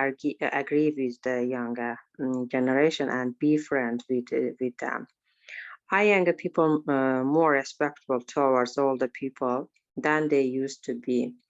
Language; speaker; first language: English; non-native, learner; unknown